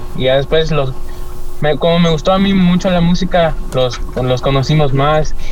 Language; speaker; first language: Spanish; native; Spanish